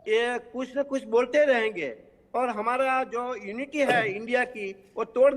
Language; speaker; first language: Hindi; non-native, local second language; Gujarati